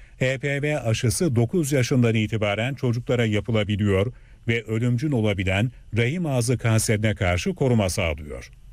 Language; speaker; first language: Turkish; native; Turkish